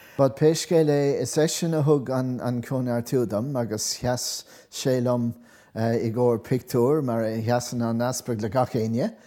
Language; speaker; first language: Irish; non-native, local second language; English